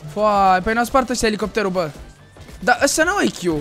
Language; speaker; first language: Romanian; native; Romanian